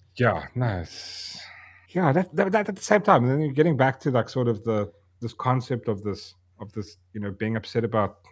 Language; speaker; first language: English; native; English